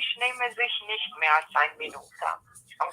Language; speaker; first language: German; non-native, learner; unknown